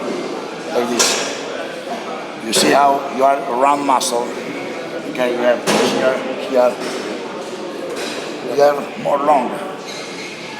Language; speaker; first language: English; non-native, learner; Italian